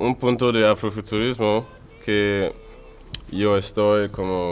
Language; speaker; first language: Spanish; non-native, learner; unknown